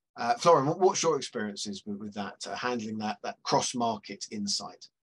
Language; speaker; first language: English; native; English